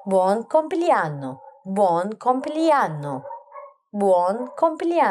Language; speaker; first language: Italian; non-native, learner; Arabic